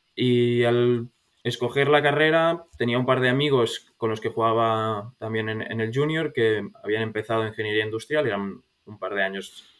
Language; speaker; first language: Spanish; native; Spanish